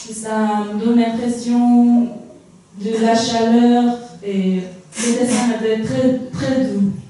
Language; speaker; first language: French; non-native, fluent; Korean